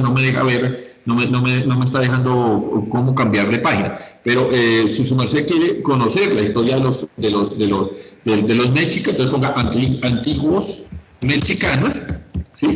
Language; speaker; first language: Spanish; native; Spanish